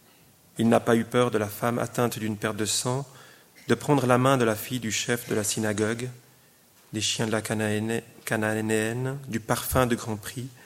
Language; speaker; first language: French; native; French